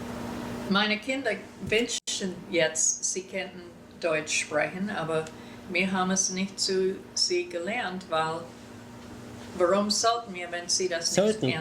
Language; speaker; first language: German; early bilingual, heritage; German